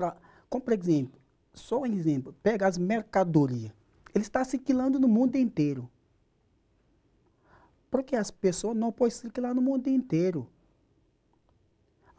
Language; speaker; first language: Portuguese; non-native, learner; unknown